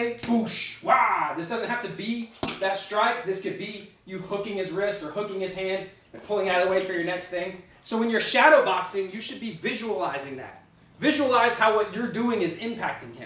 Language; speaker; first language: English; native; English